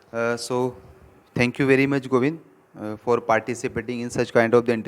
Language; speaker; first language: English; non-native, local second language; Hindi